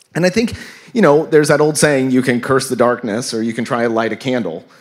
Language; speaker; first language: English; native; English